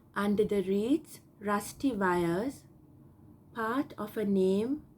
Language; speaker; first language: English; non-native, local second language; Sinhala